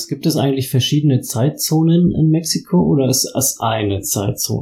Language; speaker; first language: German; native; German